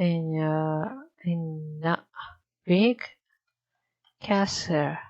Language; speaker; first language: English; non-native, learner; Japanese